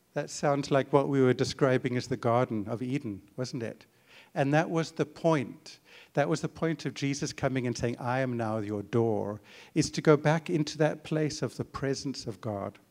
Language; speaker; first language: English; native; English